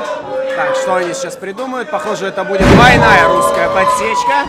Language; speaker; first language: Russian; native; Russian